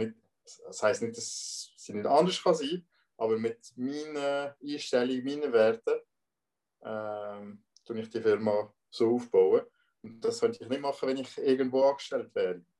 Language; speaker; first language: German; non-native, local second language; French